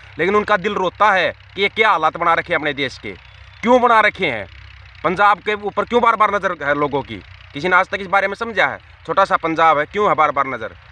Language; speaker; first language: Hindi; non-native, local second language; Punjabi